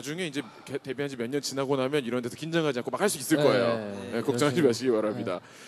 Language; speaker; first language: Korean; native; Korean